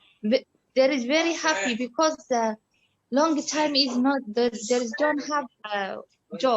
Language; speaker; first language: English; non-native, learner; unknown